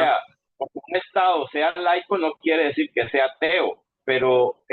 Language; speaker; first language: Spanish; native; Spanish